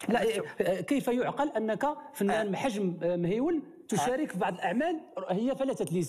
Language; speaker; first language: Arabic; native; Arabic